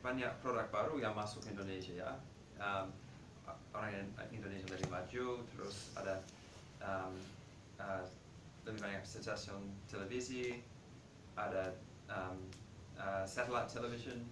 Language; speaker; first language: Indonesian; non-native, fluent; English